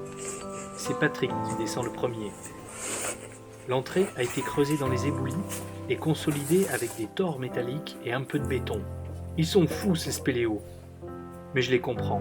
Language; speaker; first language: French; native; French